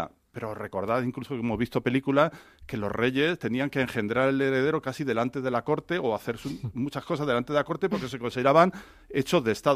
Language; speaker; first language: Spanish; native; Spanish